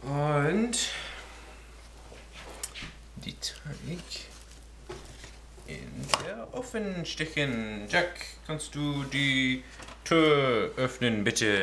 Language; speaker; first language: German; non-native, learner; English